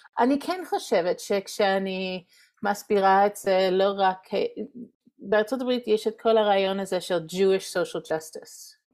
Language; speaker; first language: Hebrew; non-native, fluent; English